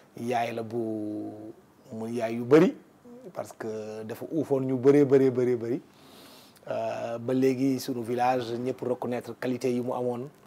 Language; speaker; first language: Wolof; non-native, local second language; Fula